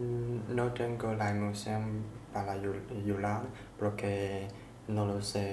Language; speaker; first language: Spanish; non-native, learner; Chinese